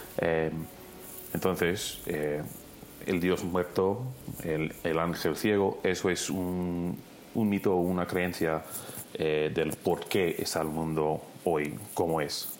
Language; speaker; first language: Spanish; non-native, fluent; English